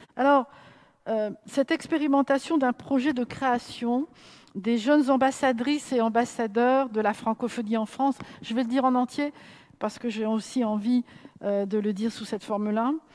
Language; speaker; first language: French; native; French